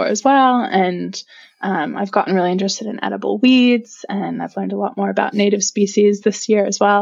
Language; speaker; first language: English; native; English